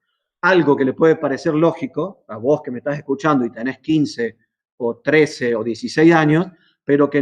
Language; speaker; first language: Spanish; native; Spanish